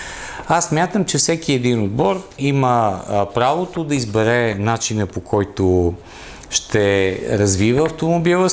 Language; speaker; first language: Bulgarian; native; Bulgarian